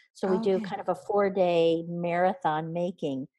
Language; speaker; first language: English; native; English